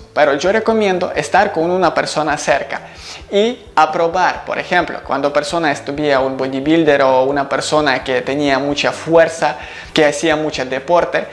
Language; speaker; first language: Spanish; non-native, learner; Ukrainian